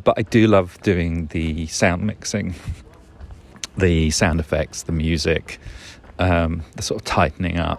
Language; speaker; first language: English; native; English